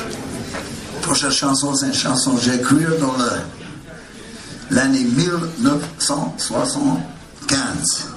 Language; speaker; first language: French; non-native, learner; English